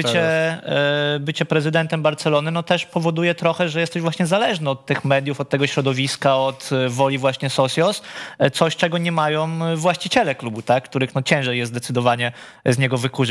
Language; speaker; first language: Polish; native; Polish